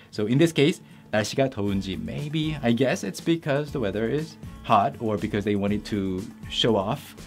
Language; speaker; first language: English; non-native, fluent; Korean